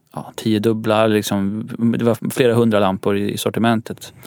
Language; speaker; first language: Swedish; native; Swedish